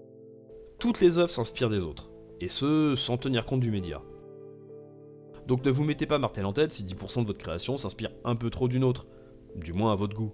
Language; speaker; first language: French; native; French